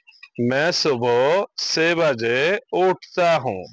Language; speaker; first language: Hindi; non-native, learner; Bangla